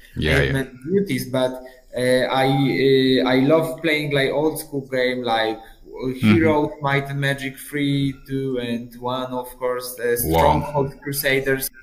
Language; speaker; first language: English; non-native, fluent; Polish